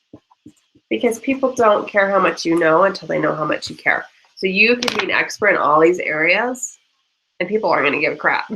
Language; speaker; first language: English; native; English